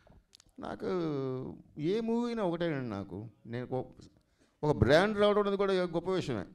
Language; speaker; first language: Telugu; native; Telugu